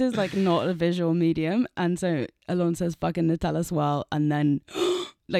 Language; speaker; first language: English; native; English